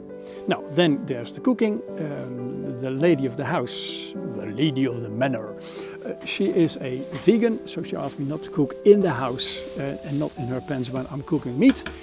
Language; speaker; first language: English; non-native, fluent; Dutch